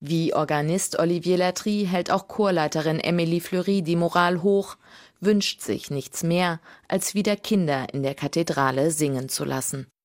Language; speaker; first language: German; native; German